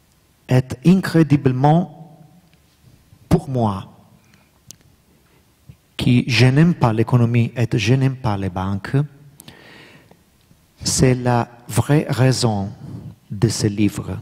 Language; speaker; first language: French; non-native, learner; Italian